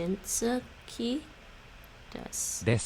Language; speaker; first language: Japanese; non-native, learner; English